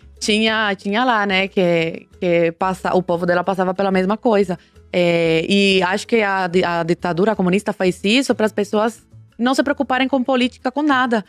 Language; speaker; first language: Portuguese; non-native, fluent; Spanish